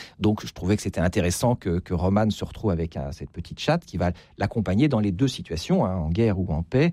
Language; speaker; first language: French; native; French